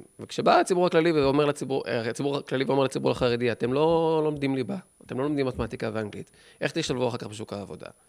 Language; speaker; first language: Hebrew; native; Hebrew